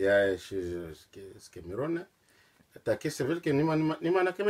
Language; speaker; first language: Polish; non-native, learner; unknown